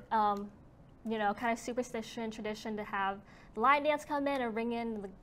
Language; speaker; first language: English; native; English